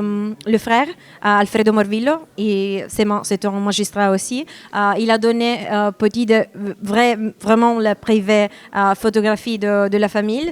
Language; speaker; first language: French; non-native, learner; Italian